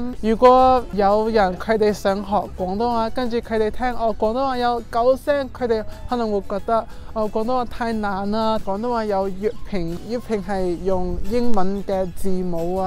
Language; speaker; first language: Cantonese; non-native, fluent; English